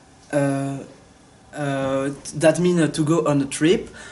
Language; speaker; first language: English; non-native, learner; French